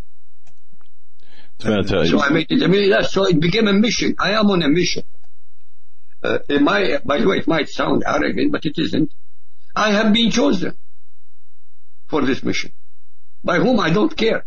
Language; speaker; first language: English; non-native, fluent; Arabic